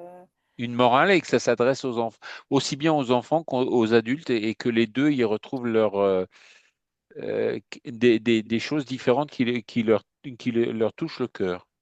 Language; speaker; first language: French; native; French